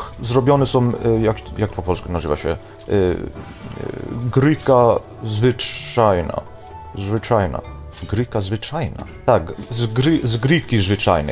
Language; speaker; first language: Polish; early bilingual, heritage; Polish